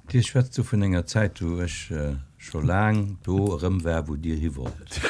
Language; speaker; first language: Luxembourgish; native; Luxembourgish